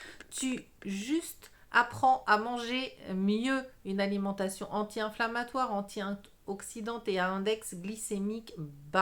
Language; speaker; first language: French; native; French